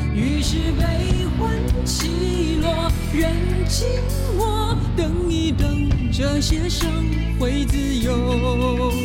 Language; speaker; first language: Chinese; non-native, local second language; Min Nan Chinese